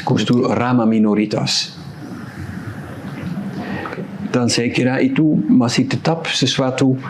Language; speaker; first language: Indonesian; non-native, fluent; Dutch